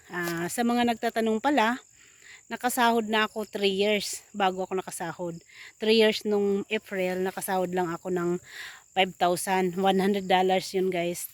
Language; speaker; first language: Filipino; native; Filipino